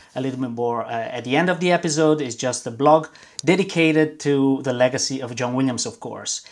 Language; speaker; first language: English; non-native, fluent; Italian